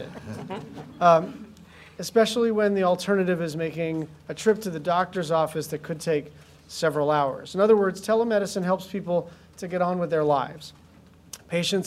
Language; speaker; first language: English; native; English